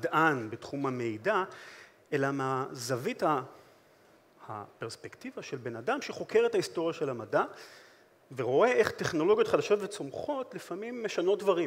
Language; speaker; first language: Hebrew; native; Hebrew